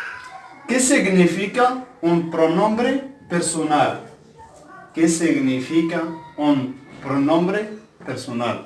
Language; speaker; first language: Spanish; non-native, fluent; Arabic